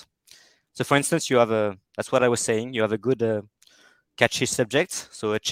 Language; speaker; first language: English; non-native, fluent; French